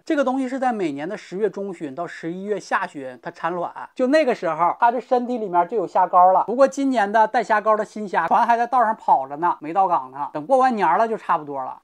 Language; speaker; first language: Chinese; native; Chinese